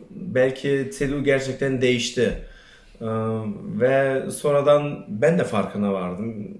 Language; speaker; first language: Turkish; early bilingual, other home language; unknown